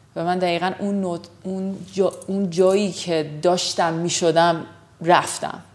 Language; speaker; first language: Persian; early bilingual, heritage; Persian